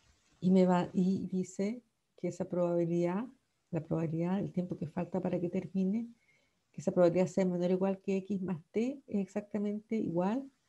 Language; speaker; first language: Spanish; native; Spanish